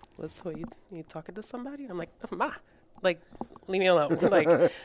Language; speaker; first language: English; early bilingual, other home language; Spanish